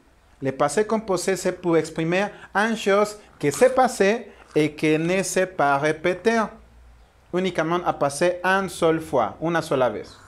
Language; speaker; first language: French; non-native, learner; Spanish